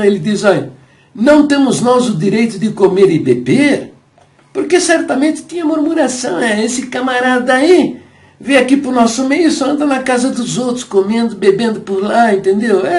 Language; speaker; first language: Portuguese; native; Portuguese